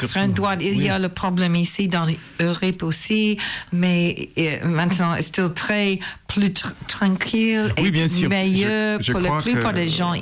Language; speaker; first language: French; non-native, learner; English